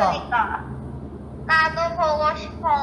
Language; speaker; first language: Korean; non-native, fluent; Thai